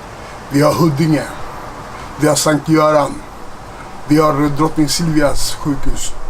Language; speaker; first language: Swedish; non-native, fluent; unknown